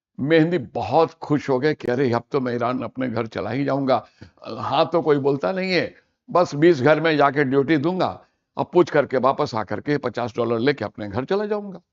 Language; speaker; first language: Hindi; native; Hindi